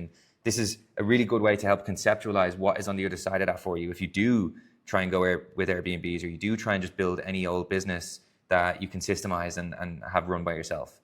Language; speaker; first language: English; native; English